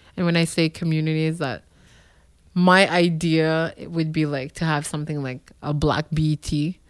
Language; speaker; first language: English; non-native, local second language; French